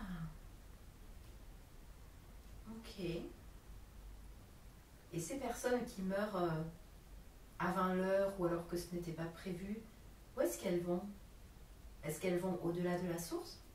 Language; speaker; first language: French; native; French